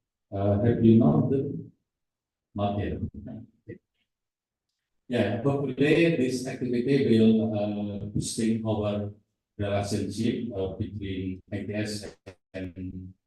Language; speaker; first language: English; non-native, fluent; Indonesian